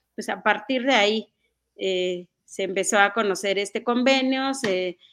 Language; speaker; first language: Spanish; non-native, local second language; Mixtepec Mixtec